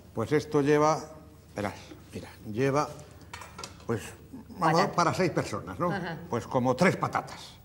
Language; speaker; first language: Spanish; native; Spanish